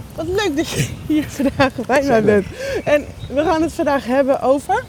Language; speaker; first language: Dutch; native; Dutch